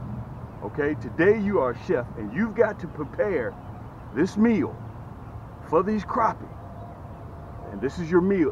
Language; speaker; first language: English; native; English